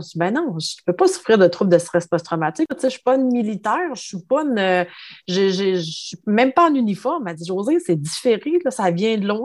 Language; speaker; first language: French; native; French